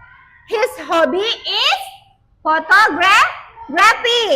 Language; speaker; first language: English; non-native, fluent; Indonesian